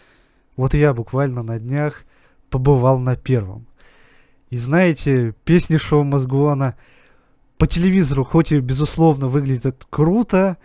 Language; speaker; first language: Russian; native; Russian